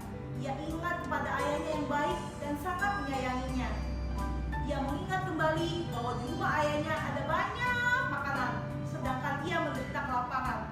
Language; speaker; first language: Indonesian; native; Indonesian